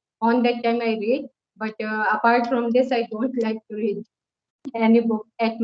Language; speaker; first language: English; non-native, local second language; Hindi